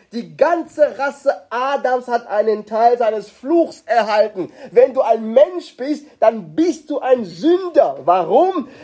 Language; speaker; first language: German; non-native, fluent; French